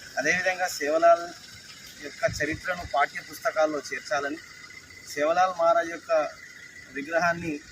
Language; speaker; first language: Telugu; non-native, local second language; Lambadi